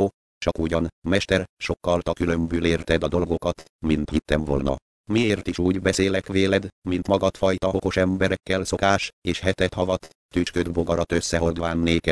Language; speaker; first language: Hungarian; native; Hungarian